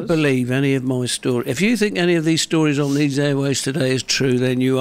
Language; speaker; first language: English; native; English